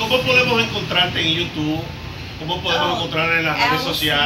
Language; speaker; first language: Spanish; native; Spanish